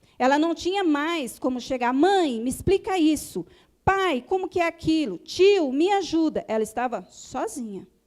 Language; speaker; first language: Portuguese; native; Portuguese